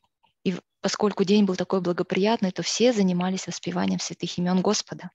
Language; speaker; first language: Russian; native; Russian